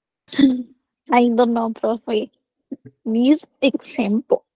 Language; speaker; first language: English; non-native, learner; Spanish